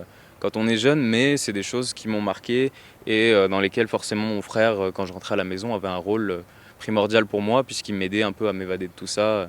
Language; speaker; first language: French; native; French